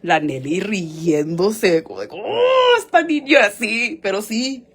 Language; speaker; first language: Spanish; early bilingual, heritage; Spanish